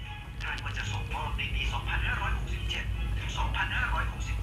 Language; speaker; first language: Thai; native; Thai